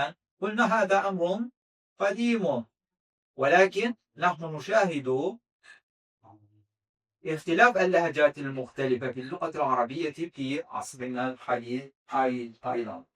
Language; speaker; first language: Arabic; non-native, fluent; Azerbaijani